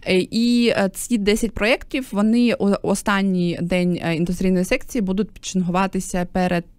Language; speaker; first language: Ukrainian; native; Ukrainian